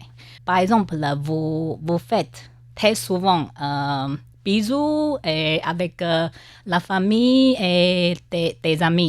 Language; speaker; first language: French; non-native, learner; Chinese